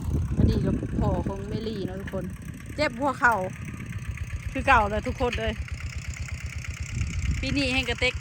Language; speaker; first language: Thai; non-native, local second language; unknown